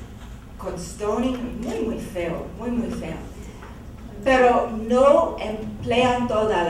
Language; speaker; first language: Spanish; non-native, learner; English